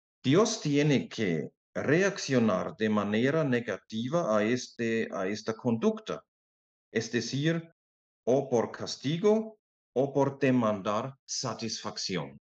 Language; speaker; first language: Spanish; non-native, fluent; German